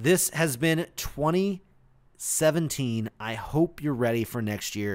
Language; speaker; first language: English; native; English